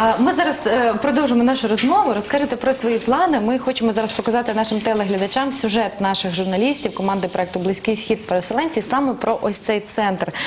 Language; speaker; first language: Ukrainian; native; Ukrainian